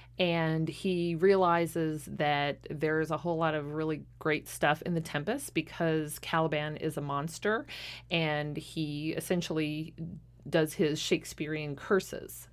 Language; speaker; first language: English; native; English